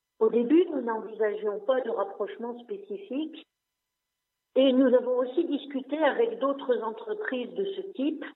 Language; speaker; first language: French; non-native, local second language; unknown